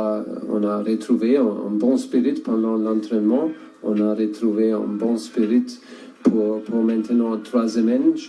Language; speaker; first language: French; non-native, learner; German